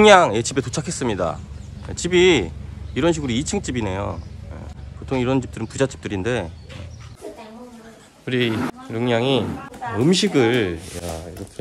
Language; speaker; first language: Korean; native; Korean